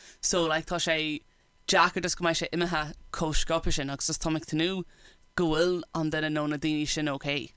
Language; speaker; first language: Irish; non-native, local second language; English